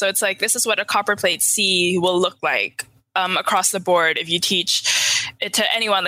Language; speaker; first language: English; non-native, local second language; Filipino